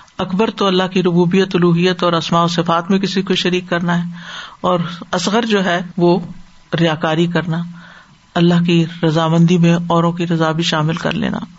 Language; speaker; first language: Urdu; native; Urdu